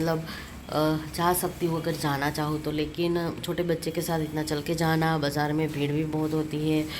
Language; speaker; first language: Hindi; non-native, local second language; Gujarati